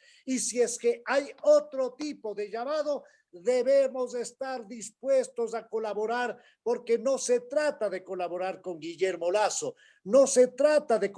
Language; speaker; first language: Spanish; native; Spanish